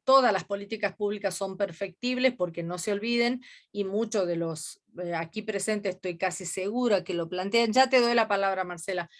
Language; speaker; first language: Spanish; native; Spanish